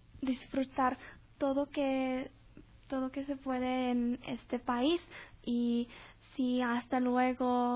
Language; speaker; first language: Spanish; non-native, learner; Korean